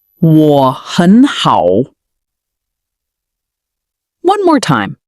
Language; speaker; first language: Chinese; non-native, learner; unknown